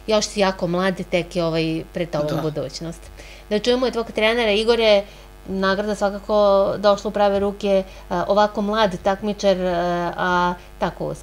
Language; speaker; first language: Serbian; native; Serbian